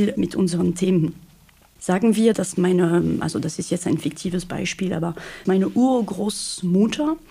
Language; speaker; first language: German; non-native, fluent; French